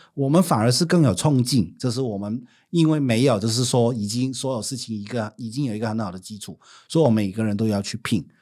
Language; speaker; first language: Chinese; non-native, fluent; Cantonese